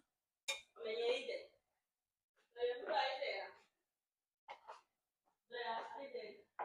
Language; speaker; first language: Finnish; non-native, learner; Kinyarwanda